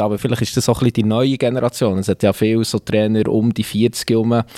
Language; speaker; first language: German; native; German